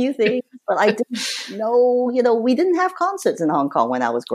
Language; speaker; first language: English; native; English